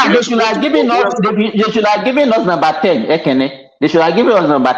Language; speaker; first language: English; non-native, local second language; Yoruba